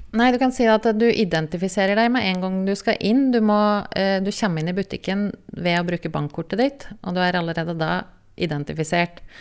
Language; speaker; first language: Norwegian; native; Norwegian